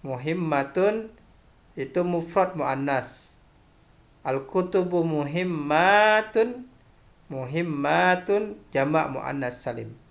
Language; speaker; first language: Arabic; non-native, fluent; Indonesian